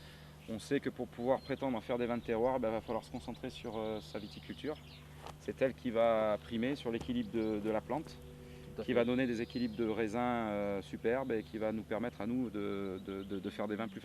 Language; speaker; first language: French; native; French